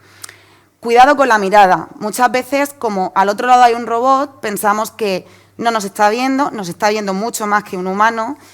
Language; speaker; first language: Spanish; native; Spanish